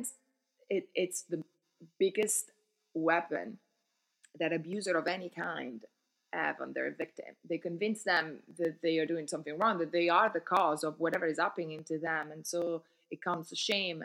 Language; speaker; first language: English; non-native, fluent; Italian